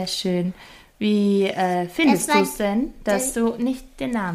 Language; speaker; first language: German; native; German